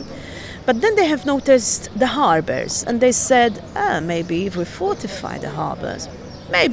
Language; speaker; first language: English; non-native, fluent; Maltese